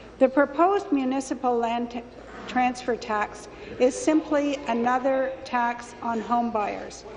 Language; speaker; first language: English; native; English